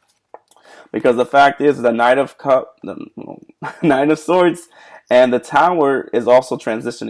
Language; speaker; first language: English; native; English